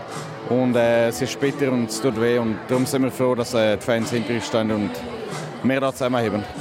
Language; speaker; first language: German; native; German